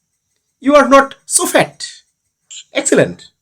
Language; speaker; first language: English; non-native, learner; Bangla